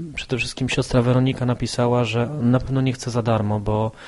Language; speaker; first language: Polish; native; Polish